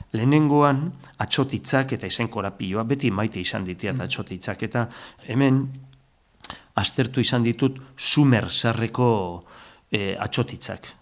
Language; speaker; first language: Basque; native; Basque